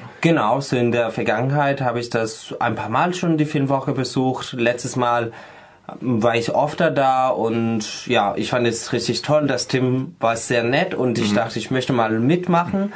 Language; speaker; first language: German; non-native, fluent; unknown